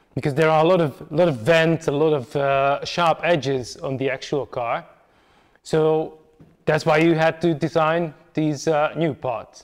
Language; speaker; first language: English; non-native, fluent; Hungarian